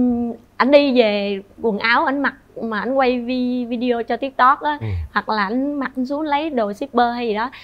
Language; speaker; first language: Vietnamese; native; Vietnamese